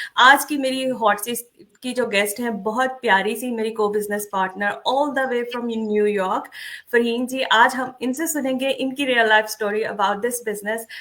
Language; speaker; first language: Urdu; native; Urdu